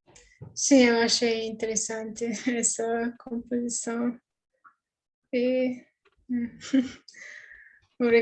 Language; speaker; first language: Portuguese; non-native, fluent; Croatian